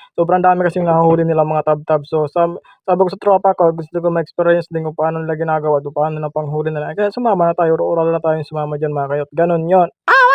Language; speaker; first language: Filipino; non-native, local second language; Masbatenyo